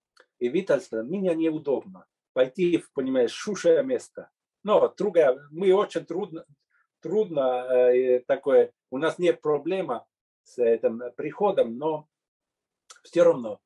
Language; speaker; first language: Russian; non-native, fluent; Finnish